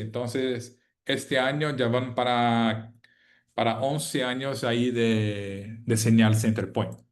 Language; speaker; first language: Spanish; non-native, fluent; Portuguese